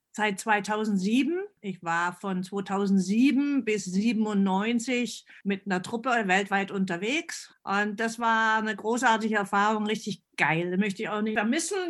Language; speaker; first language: German; early bilingual, other home language; Italian